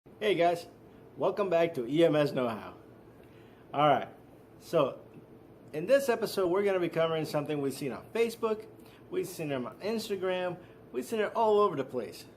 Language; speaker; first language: English; native; English